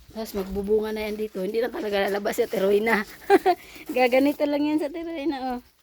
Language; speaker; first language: Filipino; non-native, local second language; Cebuano